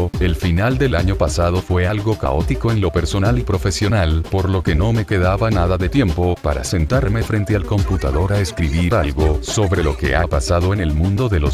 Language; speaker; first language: Spanish; native; Spanish